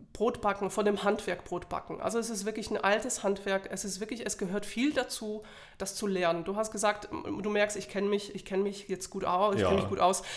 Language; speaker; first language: German; non-native, fluent; Polish